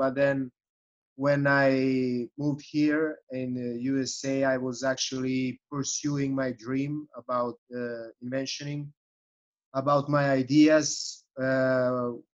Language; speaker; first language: English; non-native, fluent; Serbian